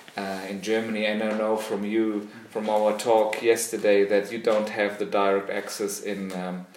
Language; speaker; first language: English; non-native, fluent; German